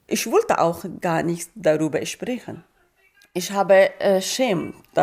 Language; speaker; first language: German; non-native, learner; Persian